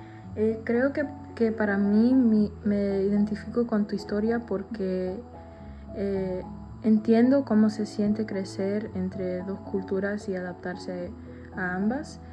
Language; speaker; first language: Spanish; early bilingual, heritage; Spanish